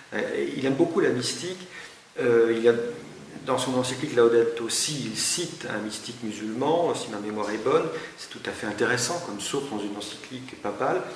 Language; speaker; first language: French; native; French